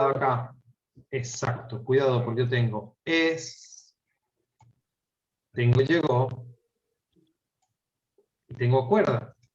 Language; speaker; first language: Spanish; native; Spanish